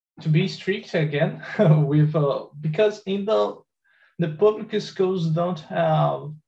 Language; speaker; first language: English; non-native, learner; Portuguese